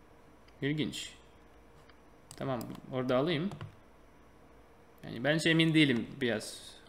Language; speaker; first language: Turkish; non-native, fluent; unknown